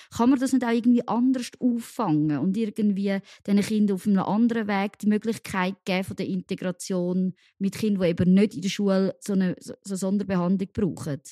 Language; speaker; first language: German; early bilingual, other home language; French